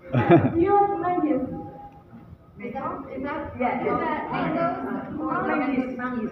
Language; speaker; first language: English; non-native, learner; Indonesian